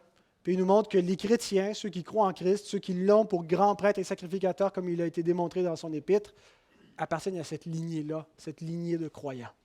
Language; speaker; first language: French; native; French